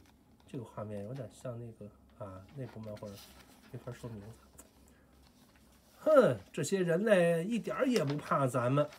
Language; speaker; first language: Chinese; native; Chinese